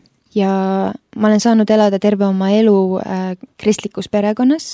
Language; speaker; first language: Estonian; early bilingual, other home language; Finnish